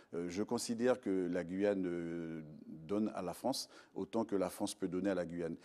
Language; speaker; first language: French; native; French